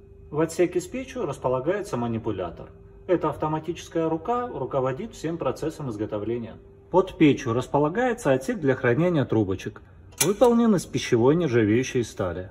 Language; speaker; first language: Russian; native; Russian